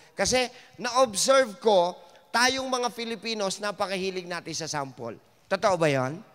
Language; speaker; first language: Filipino; native; Filipino